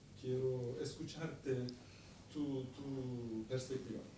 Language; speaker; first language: Spanish; non-native, learner; Turkish